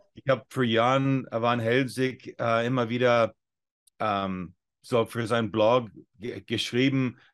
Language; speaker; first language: German; non-native, fluent; English